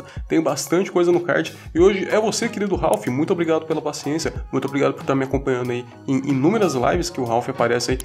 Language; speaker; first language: Portuguese; native; Portuguese